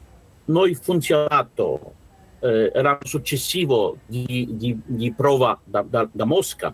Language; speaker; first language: Italian; non-native, learner; Russian